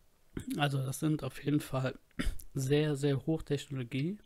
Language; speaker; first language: German; native; German